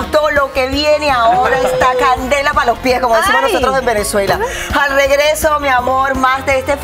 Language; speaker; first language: Spanish; native; Spanish